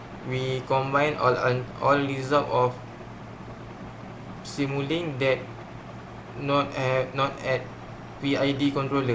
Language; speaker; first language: English; non-native, learner; Malay